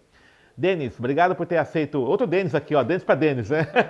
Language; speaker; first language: Portuguese; native; Portuguese